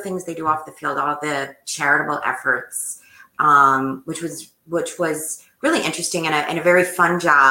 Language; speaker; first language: English; native; English